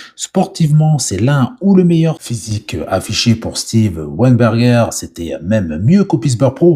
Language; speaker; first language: French; native; French